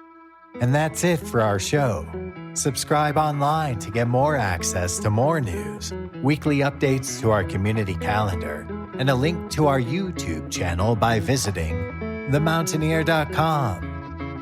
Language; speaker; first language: English; native; English